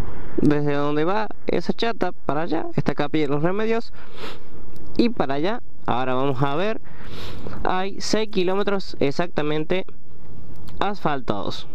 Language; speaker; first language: Spanish; native; Spanish